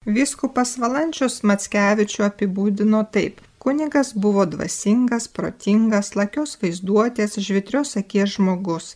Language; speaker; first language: Lithuanian; native; Lithuanian